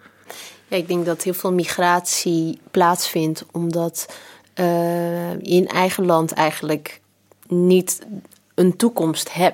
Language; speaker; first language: Dutch; early bilingual, other home language; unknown